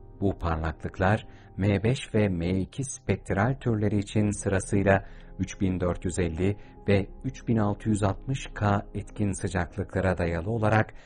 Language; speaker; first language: Turkish; native; Turkish